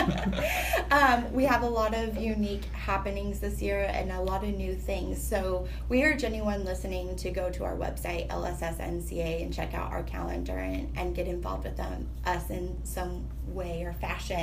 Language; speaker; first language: English; native; English